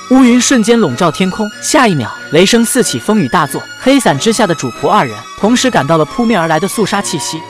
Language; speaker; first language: Chinese; native; Chinese